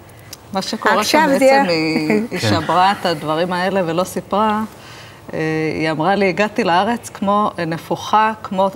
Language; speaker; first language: Hebrew; early bilingual, other home language; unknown